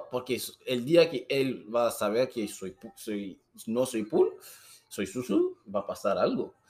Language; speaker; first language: Spanish; non-native, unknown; Susu